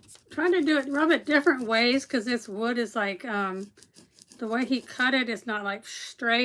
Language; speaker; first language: English; native; English